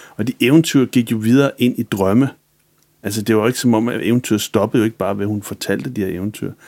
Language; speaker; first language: Danish; native; Danish